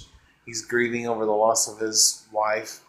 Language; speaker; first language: English; native; English